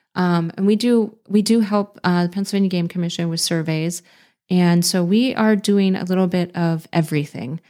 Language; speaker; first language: English; native; English